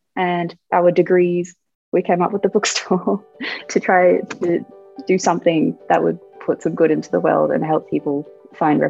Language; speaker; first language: English; native; English